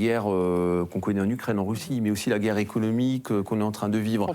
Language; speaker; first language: French; native; French